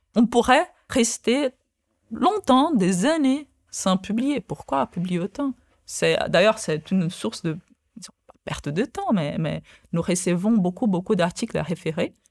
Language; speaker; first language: French; non-native, fluent; Portuguese